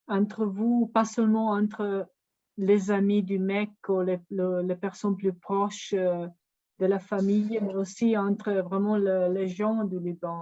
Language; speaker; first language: French; non-native, fluent; Italian